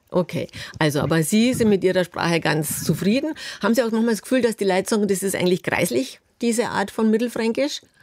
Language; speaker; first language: German; native; German